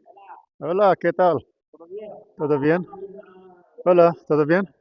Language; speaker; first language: Spanish; non-native, learner; Hindi